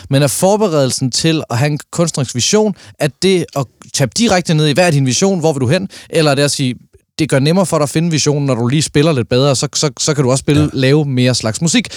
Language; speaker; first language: Danish; native; Danish